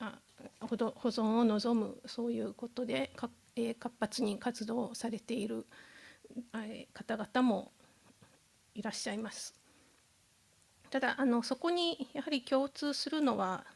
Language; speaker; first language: Japanese; native; Japanese